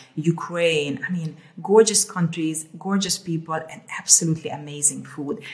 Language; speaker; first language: English; early bilingual, other home language; Hungarian